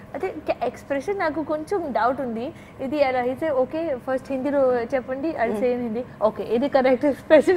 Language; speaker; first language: Telugu; non-native, local second language; Punjabi